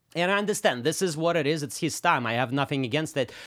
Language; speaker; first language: English; non-native, fluent; Russian